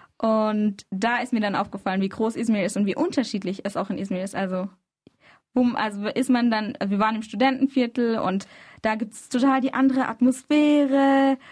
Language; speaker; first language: German; early bilingual, other home language; Arabic